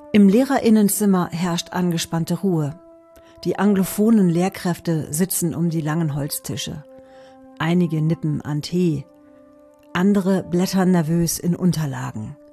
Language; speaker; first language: German; native; German